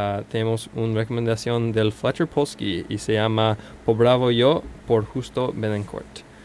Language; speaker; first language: Spanish; non-native, learner; English